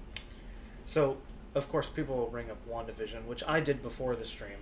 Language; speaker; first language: English; early bilingual, other home language; Spanish